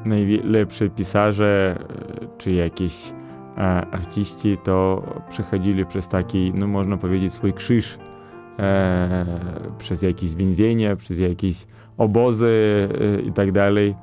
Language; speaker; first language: Polish; non-native, fluent; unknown